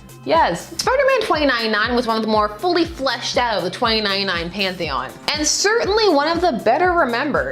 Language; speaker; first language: English; native; English